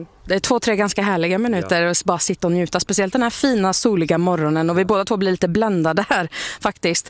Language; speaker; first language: Swedish; native; Swedish